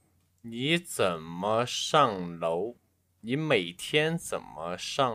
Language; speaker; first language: Chinese; non-native, learner; English